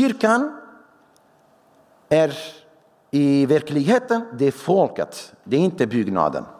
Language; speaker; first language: Swedish; non-native, fluent; Syriac